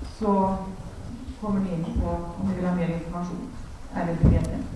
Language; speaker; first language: Swedish; native; Swedish